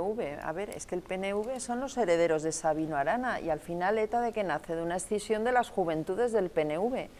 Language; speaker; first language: Spanish; native; Spanish